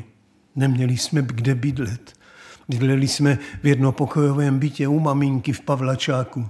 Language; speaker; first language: Czech; native; Czech